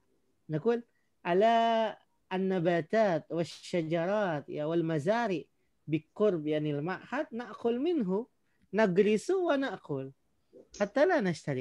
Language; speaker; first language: Arabic; non-native, fluent; Indonesian